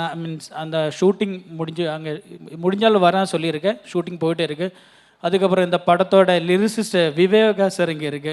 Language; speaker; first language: Tamil; non-native, learner; Malayalam